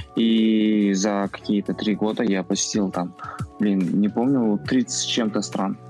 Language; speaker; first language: Russian; non-native, local second language; Kazakh